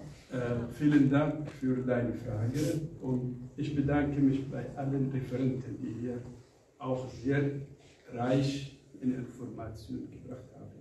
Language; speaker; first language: German; non-native, fluent; Arabic